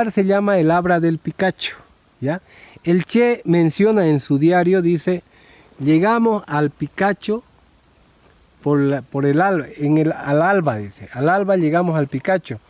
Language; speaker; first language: Spanish; native; Spanish